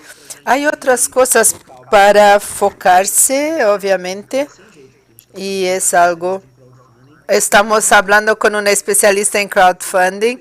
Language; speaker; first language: Spanish; non-native, fluent; Portuguese